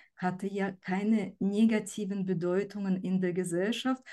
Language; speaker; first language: German; non-native, fluent; Ukrainian